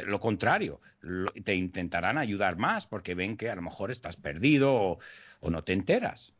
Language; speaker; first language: Spanish; early bilingual, heritage; Spanish